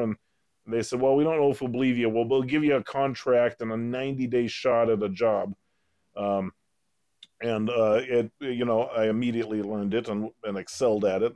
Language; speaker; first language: English; native; English